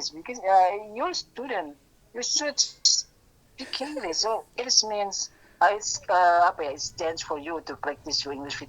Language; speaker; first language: English; non-native, learner; Indonesian